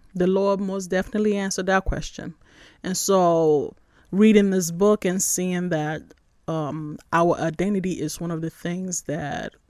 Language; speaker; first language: English; non-native, local second language; Igbo